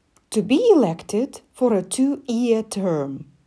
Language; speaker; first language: English; non-native, fluent; Romanian